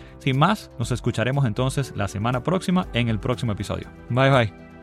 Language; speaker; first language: Spanish; native; Spanish